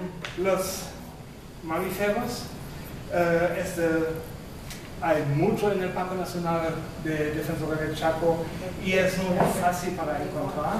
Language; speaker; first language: Spanish; non-native, fluent; German